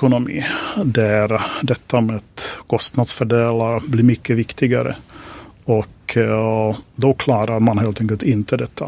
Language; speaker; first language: Swedish; non-native, fluent; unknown